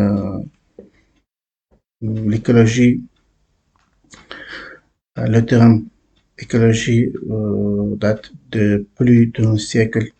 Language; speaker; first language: French; non-native, learner; Uzbek